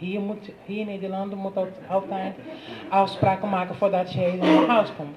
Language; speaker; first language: Dutch; non-native, learner; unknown